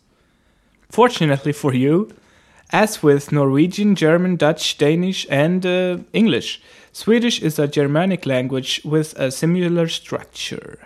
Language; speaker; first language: English; non-native, fluent; Swedish